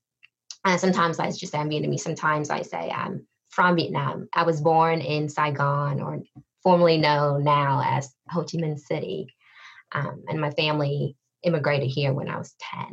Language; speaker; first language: English; early bilingual, other home language; Vietnamese